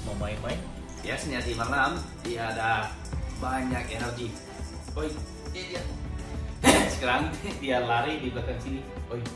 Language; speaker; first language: Indonesian; non-native, learner; English